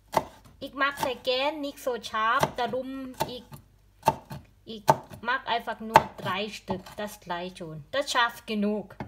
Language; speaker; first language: German; non-native, learner; Thai